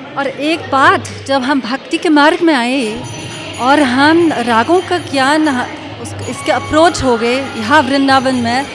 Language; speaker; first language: Hindi; non-native, fluent; German